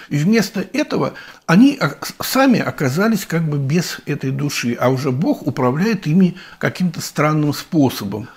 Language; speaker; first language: Russian; native; Russian